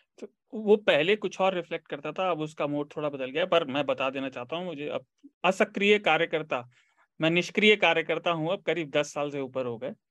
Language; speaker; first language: Hindi; native; Hindi